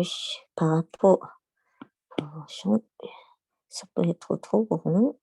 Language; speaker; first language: French; non-native, learner; Japanese